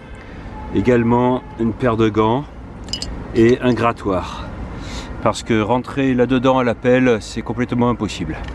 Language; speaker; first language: French; native; French